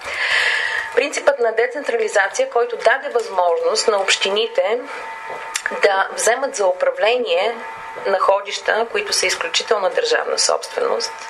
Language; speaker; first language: Bulgarian; native; Bulgarian